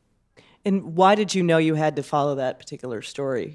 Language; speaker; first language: English; native; English